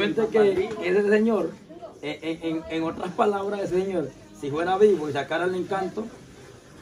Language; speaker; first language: Spanish; native; Spanish